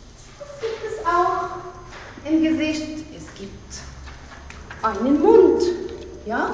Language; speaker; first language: German; non-native, fluent; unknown